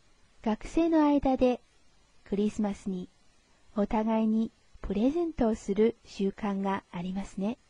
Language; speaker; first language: Japanese; non-native, fluent; Chinese